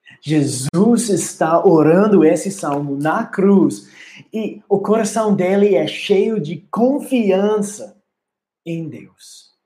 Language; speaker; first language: Portuguese; non-native, learner; English